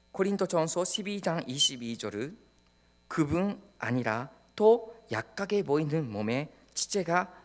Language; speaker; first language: Korean; non-native, fluent; Japanese